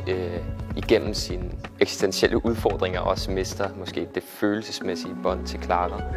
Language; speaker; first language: Danish; native; Danish